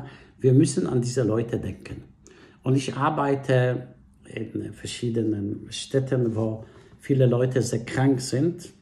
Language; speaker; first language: German; non-native, fluent; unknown